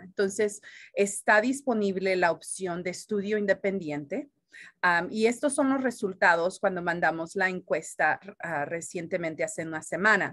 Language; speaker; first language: Spanish; early bilingual, heritage; Spanish